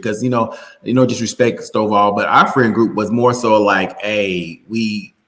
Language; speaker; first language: English; native; English